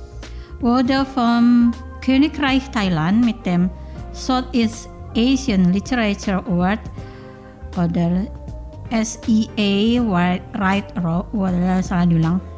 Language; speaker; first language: German; non-native, fluent; Indonesian